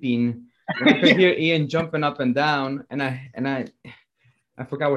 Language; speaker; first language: English; non-native, fluent; Spanish